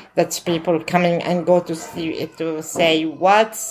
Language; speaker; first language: English; non-native, learner; Arabic